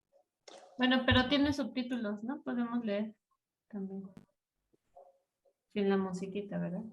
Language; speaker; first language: Spanish; native; Spanish